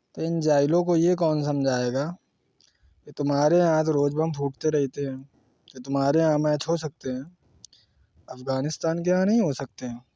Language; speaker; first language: Hindi; native; Hindi